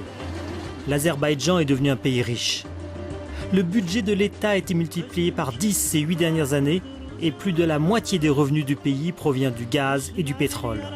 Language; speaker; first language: French; native; French